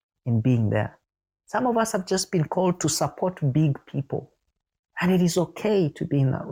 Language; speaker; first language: English; non-native, local second language; Ganda